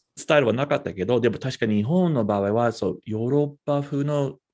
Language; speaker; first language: Japanese; native; Japanese